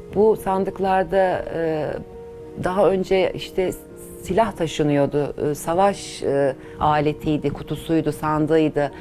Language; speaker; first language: Turkish; native; Turkish